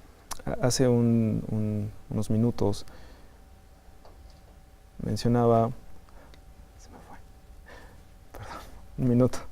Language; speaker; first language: Spanish; native; Spanish